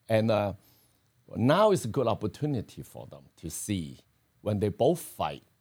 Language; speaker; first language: English; non-native, fluent; Chinese